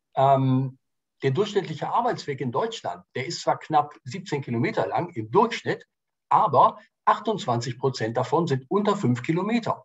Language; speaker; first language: German; native; German